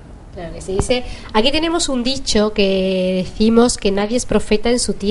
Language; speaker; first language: Spanish; native; Spanish